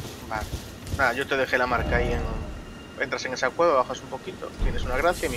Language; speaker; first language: Spanish; native; Spanish